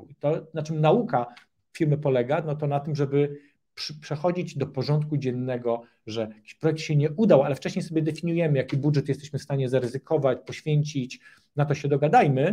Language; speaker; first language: Polish; native; Polish